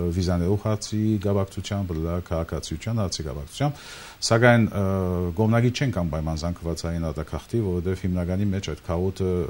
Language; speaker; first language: Armenian; early bilingual, heritage; Armenian